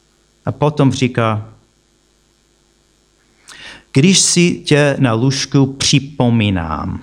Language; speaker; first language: Czech; non-native, fluent; English